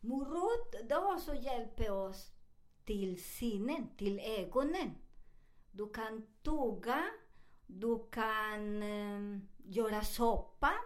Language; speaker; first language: Swedish; non-native, fluent; Spanish